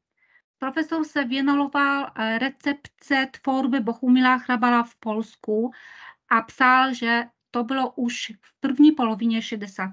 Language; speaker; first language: Czech; non-native, fluent; Polish